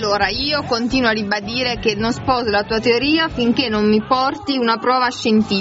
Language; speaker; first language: Italian; native; Italian